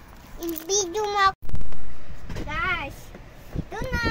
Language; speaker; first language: Filipino; native; Filipino